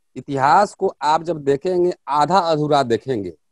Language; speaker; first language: Hindi; native; Hindi